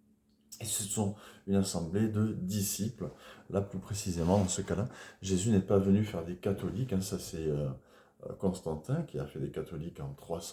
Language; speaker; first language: French; native; French